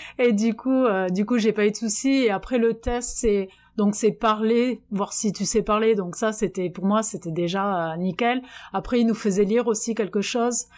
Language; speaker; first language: French; native; French